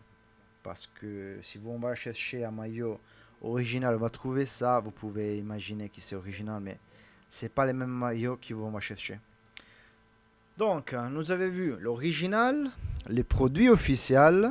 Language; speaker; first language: French; non-native, learner; Italian